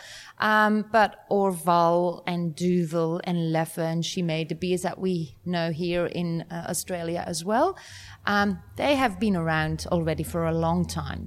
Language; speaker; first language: English; non-native, fluent; Dutch